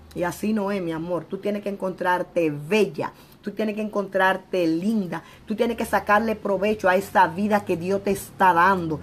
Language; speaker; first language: Spanish; native; Spanish